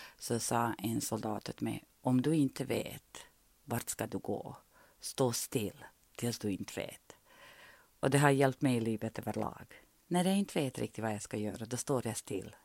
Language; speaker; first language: Swedish; non-native, fluent; Bosnian